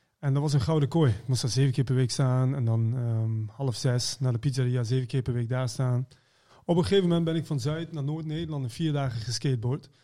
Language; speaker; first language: Dutch; early bilingual, other home language; Persian